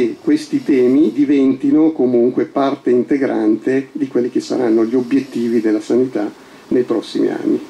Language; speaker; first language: Italian; native; Italian